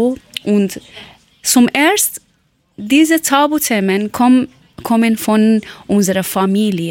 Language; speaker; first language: German; non-native, learner; Persian